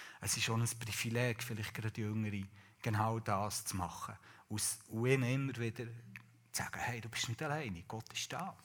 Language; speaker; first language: German; native; German